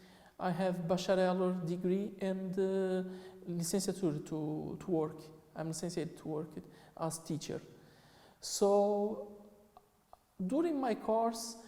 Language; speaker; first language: English; non-native, fluent; Portuguese